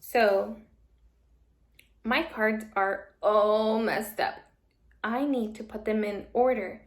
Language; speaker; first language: English; native; English